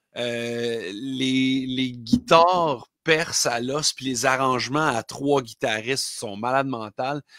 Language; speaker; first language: French; native; French